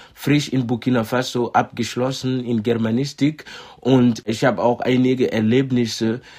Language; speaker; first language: German; non-native, fluent; Mossi